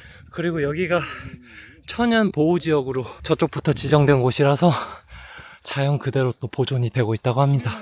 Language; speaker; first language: Korean; native; Korean